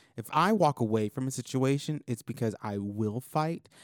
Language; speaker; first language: English; native; English